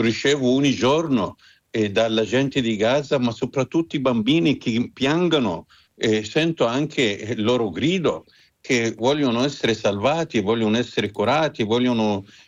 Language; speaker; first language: Italian; non-native, fluent; Arabic